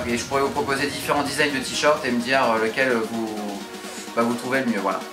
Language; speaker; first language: French; native; French